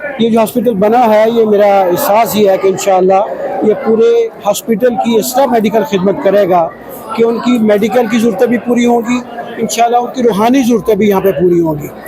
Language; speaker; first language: Urdu; non-native, local second language; Punjabi